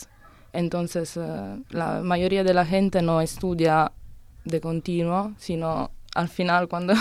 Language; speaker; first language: Spanish; non-native, learner; Italian